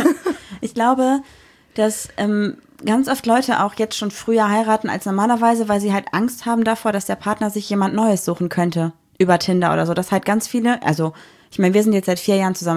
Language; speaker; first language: German; native; German